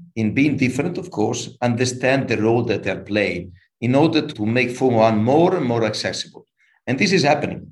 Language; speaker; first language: English; non-native, fluent; Italian